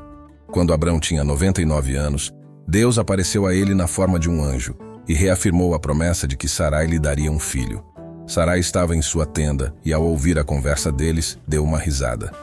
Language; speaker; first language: Portuguese; native; Portuguese